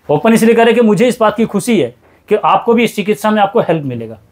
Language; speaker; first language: Hindi; native; Hindi